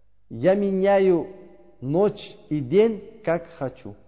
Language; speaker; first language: Russian; non-native, learner; Uzbek